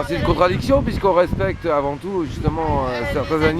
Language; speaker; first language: French; native; French